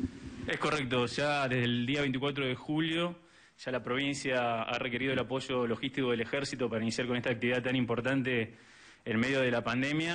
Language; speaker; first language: Spanish; native; Spanish